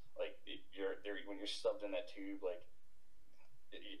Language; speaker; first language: English; native; English